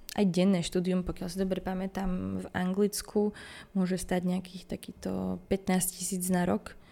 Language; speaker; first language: Slovak; native; Slovak